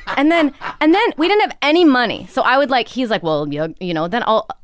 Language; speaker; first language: English; native; English